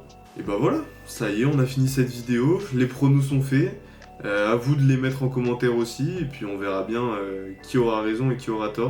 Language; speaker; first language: French; native; French